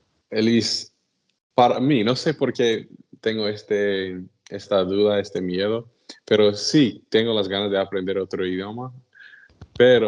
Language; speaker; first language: Spanish; non-native, fluent; English